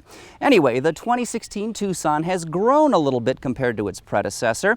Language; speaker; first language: English; native; English